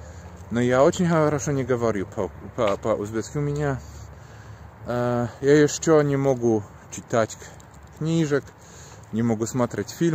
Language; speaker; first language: Russian; non-native, learner; Polish